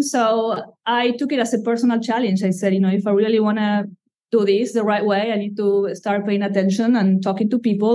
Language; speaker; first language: English; non-native, fluent; Spanish